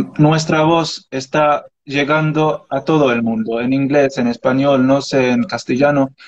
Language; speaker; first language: Spanish; non-native, learner; Arabic